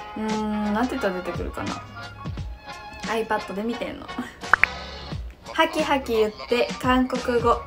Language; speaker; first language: Japanese; native; Japanese